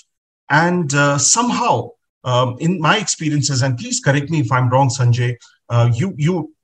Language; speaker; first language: English; non-native, local second language; Hindi